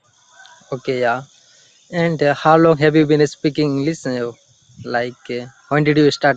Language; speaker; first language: English; non-native, learner; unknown